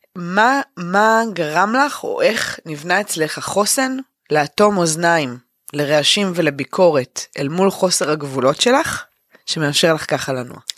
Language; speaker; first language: Hebrew; native; Hebrew